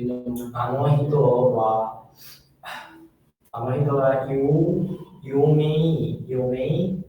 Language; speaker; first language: Japanese; non-native, learner; Bangla